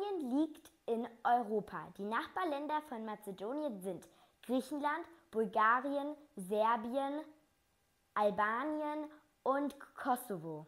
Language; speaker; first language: German; early bilingual, other home language; Macedonian